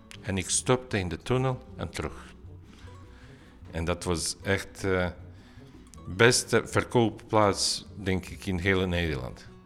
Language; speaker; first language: Dutch; non-native, learner; Bosnian